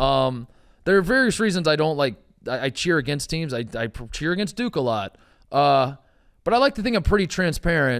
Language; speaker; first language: English; native; English